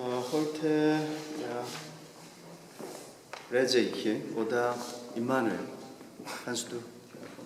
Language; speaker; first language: German; non-native, learner; Korean